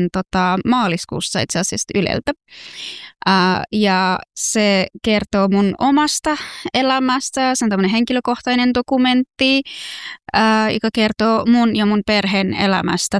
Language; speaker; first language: Finnish; non-native, fluent; Persian